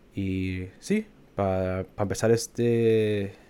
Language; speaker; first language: Spanish; early bilingual, heritage; Spanish